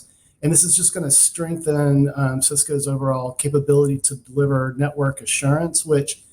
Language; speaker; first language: English; native; English